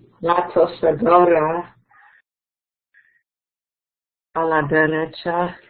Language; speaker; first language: Spanish; non-native, learner; English